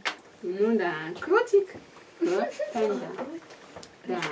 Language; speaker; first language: Russian; non-native, learner; Chinese